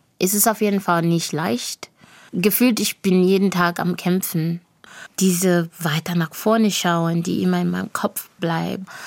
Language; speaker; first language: German; non-native, fluent; Shona